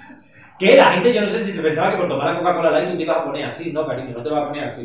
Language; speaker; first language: Spanish; native; Spanish